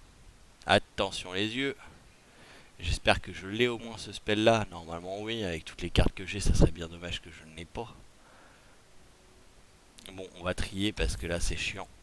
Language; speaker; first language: French; native; French